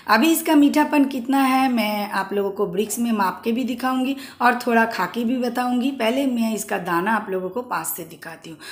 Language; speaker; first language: Hindi; non-native, local second language; Bangla